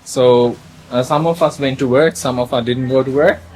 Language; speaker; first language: English; non-native, local second language; Sinhala